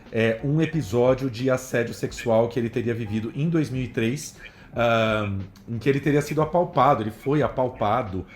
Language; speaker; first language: Portuguese; native; Portuguese